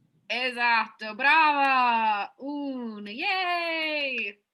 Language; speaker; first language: Italian; non-native, fluent; English